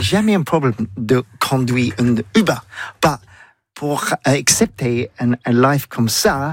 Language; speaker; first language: French; non-native, learner; English